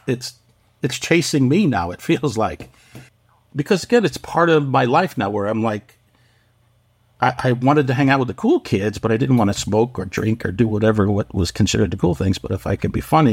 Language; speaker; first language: English; native; English